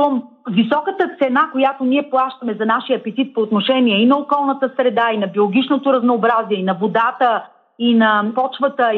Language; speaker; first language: Bulgarian; native; Bulgarian